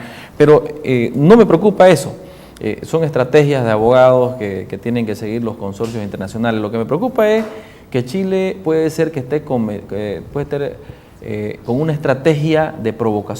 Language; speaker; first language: Spanish; native; Spanish